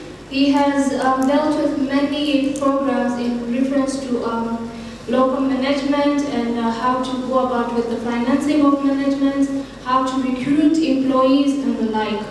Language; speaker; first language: English; non-native, local second language; Swahili